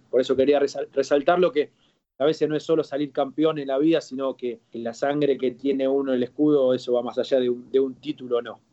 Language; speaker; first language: Spanish; native; Spanish